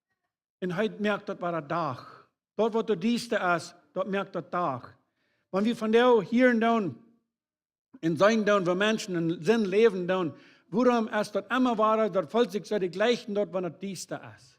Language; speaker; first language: German; non-native, learner; Low German